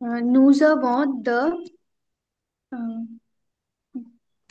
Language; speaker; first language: French; non-native, learner; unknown